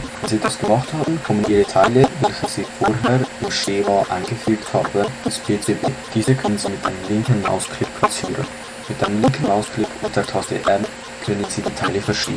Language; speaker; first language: German; native; German